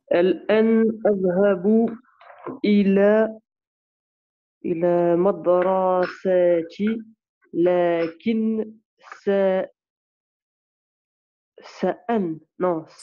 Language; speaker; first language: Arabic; non-native, learner; French